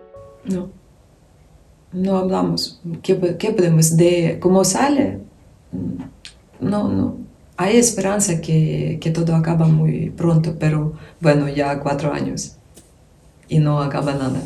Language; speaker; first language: Spanish; non-native, learner; Ukrainian